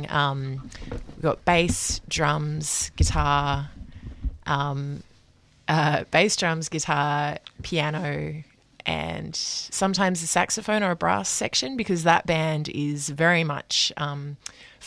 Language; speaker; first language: English; native; English